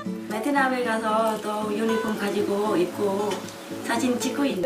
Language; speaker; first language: Korean; non-native, learner; Vietnamese